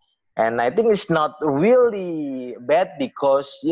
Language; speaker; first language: English; non-native, learner; Indonesian